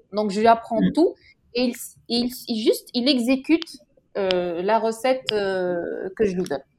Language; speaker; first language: French; non-native, local second language; Arabic